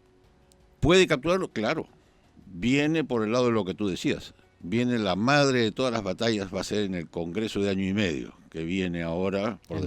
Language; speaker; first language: Spanish; native; Spanish